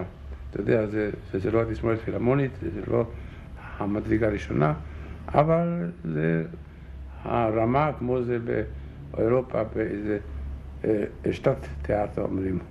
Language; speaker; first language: Hebrew; non-native, fluent; German